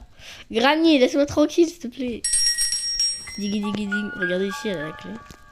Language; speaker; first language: French; native; French